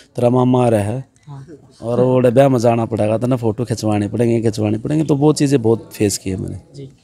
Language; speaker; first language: Hindi; native; Hindi